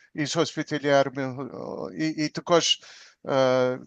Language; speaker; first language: Ukrainian; early bilingual, heritage; Ukrainian